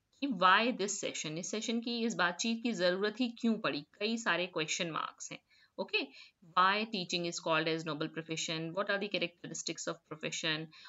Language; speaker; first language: Hindi; native; Hindi